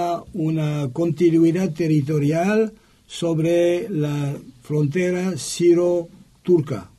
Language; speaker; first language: Spanish; non-native, learner; French